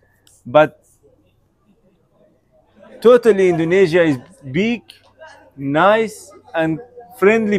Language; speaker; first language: English; non-native, learner; Persian